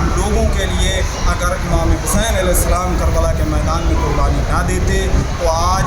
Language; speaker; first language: Urdu; non-native, local second language; Punjabi